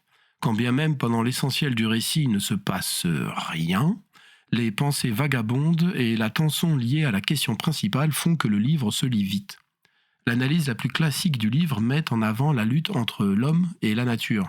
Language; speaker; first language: French; native; French